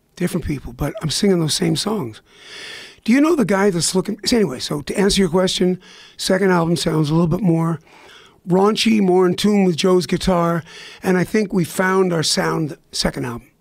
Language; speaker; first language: English; native; English